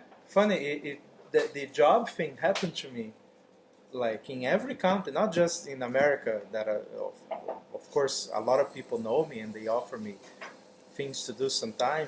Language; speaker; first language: English; non-native, learner; Russian